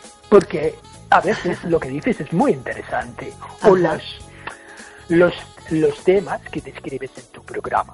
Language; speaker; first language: Spanish; non-native, fluent; English